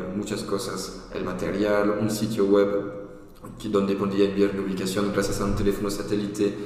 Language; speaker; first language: Spanish; non-native, fluent; French